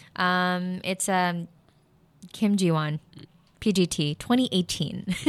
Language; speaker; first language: English; non-native, local second language; Filipino